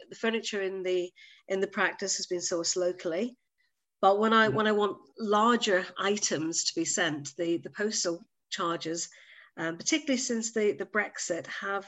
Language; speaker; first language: English; native; English